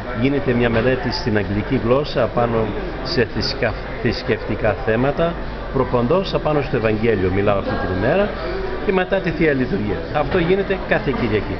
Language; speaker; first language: Greek; early bilingual, heritage; Greek